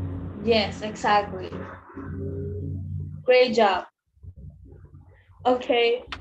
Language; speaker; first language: English; non-native, fluent; Spanish